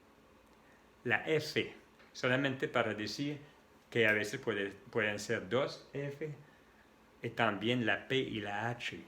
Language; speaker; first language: Spanish; non-native, fluent; French